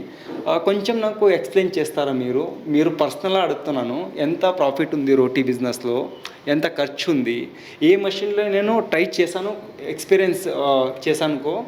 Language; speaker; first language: Telugu; non-native, local second language; Hindi